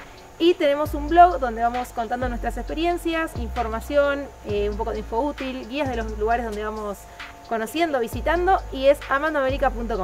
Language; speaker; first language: Spanish; native; Spanish